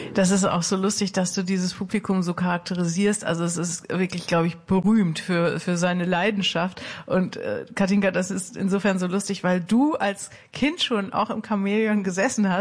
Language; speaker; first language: German; native; German